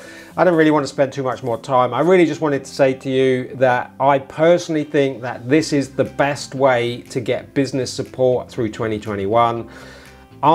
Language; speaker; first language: English; native; English